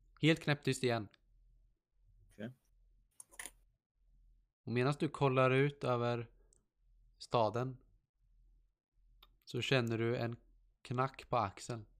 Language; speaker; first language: Swedish; native; Swedish